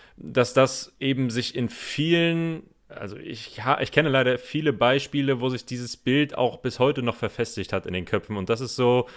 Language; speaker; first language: German; native; German